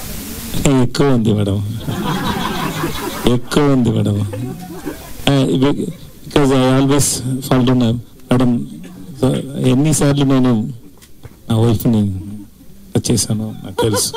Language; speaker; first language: Telugu; non-native, learner; Tamil